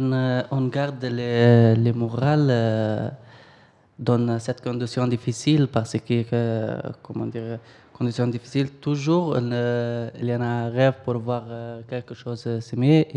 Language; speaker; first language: French; non-native, learner; Arabic